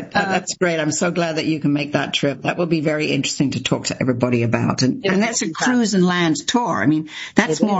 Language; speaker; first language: English; native; English